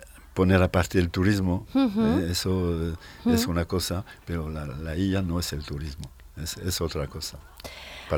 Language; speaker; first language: Spanish; non-native, fluent; French